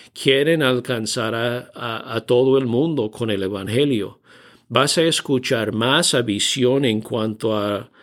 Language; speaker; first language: Spanish; non-native, fluent; English